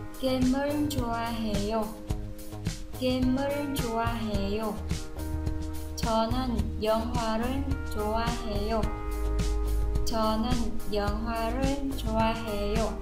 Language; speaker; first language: Korean; non-native, fluent; Vietnamese